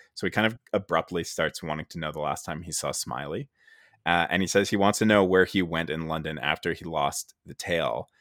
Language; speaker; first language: English; native; English